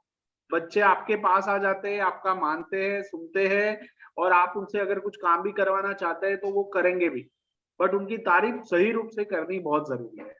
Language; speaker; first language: Hindi; native; Hindi